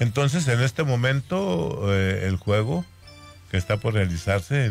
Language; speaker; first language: Spanish; native; Spanish